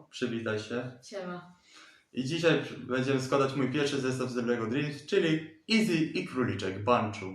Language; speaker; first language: Polish; native; Polish